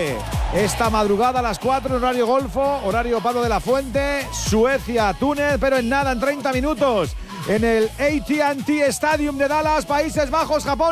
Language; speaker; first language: Spanish; native; Spanish